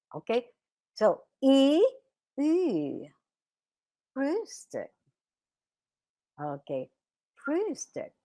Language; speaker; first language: German; non-native, fluent; Filipino